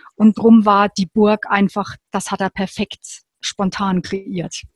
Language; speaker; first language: German; native; German